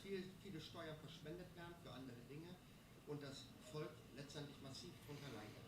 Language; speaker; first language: German; native; German